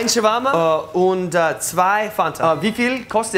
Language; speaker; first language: German; non-native, learner; English